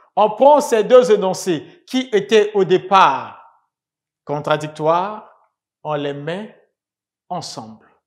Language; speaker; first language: French; native; French